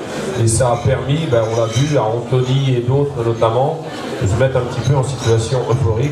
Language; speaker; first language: French; native; French